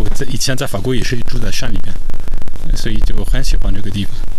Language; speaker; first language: Chinese; non-native, fluent; French